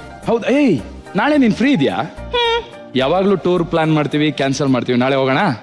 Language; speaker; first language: Kannada; native; Kannada